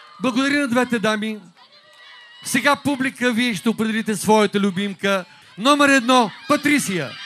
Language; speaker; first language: Bulgarian; native; Bulgarian